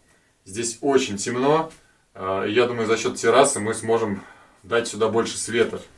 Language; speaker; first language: Russian; native; Russian